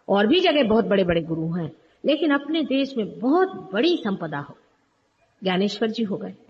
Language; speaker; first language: Hindi; native; Hindi